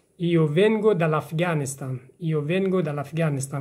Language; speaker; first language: Italian; non-native, fluent; Persian